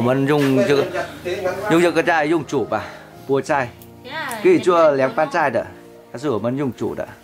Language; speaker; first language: Chinese; non-native, fluent; Vietnamese